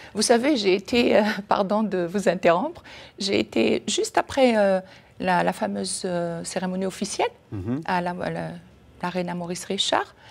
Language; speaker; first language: French; non-native, local second language; Kabyle